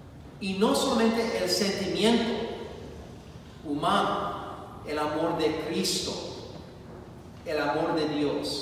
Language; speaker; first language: Spanish; non-native, fluent; English